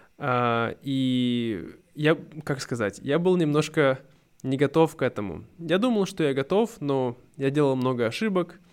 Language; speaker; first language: Russian; native; Russian